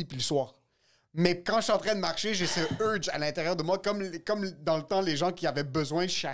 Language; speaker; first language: French; native; French